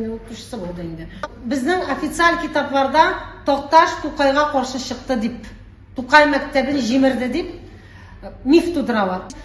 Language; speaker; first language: Tatar; non-native, local second language; Russian